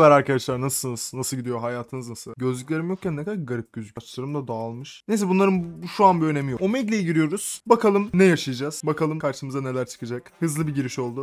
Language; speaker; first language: Turkish; native; Turkish